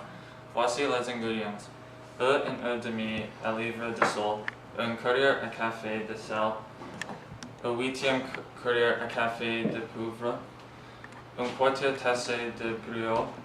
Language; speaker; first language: French; non-native, learner; English